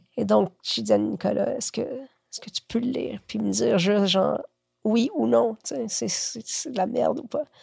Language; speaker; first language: French; early bilingual, other home language; Spanish